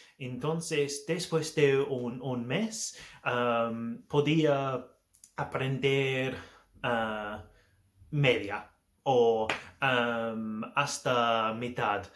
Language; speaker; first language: Spanish; non-native, learner; English